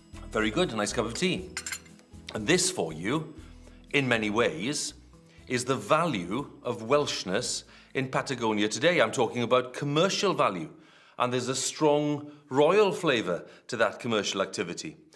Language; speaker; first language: English; non-native, local second language; Welsh